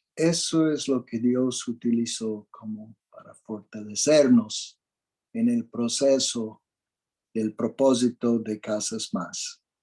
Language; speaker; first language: Spanish; non-native, fluent; English